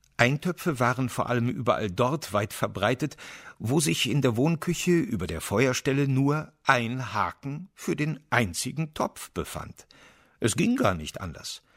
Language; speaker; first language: German; native; German